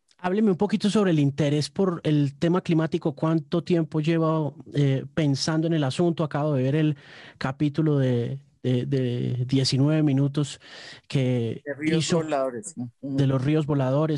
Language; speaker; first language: Spanish; native; Spanish